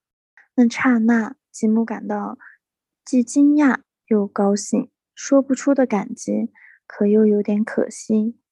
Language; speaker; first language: Chinese; native; Chinese